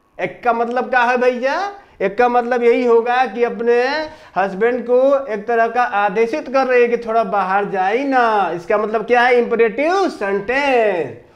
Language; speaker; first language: Hindi; native; Hindi